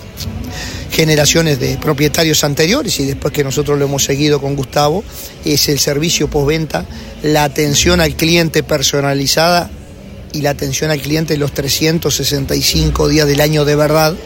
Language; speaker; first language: Spanish; native; Spanish